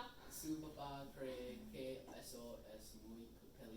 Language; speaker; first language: Spanish; non-native, learner; English